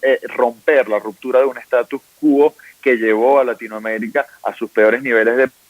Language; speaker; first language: Spanish; native; Spanish